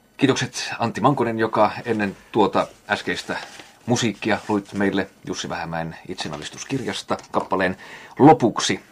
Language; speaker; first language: Finnish; native; Finnish